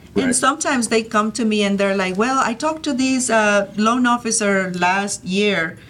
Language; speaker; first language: English; early bilingual, other home language; Spanish